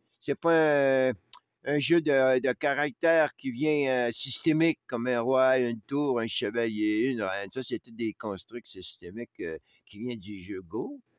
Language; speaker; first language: French; native; French